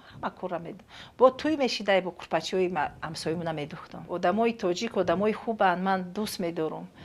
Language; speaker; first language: Tajik; non-native, fluent; Romanian